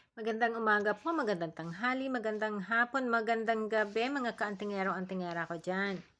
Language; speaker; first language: Filipino; non-native, local second language; Bikol